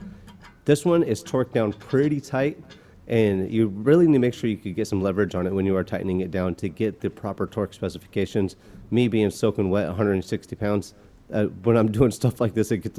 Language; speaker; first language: English; native; English